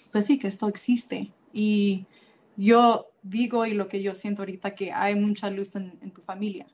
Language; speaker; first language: Spanish; early bilingual, heritage; Spanish